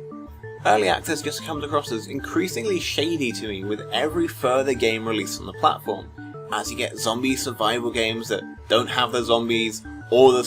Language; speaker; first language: English; native; English